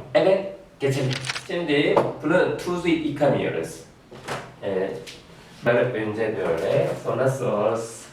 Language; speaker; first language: Turkish; non-native, fluent; Korean